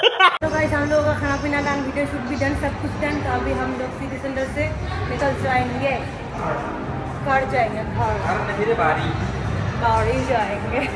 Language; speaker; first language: Hindi; non-native, local second language; Bangla